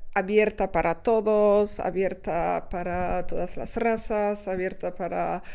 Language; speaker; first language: Spanish; non-native, fluent; Polish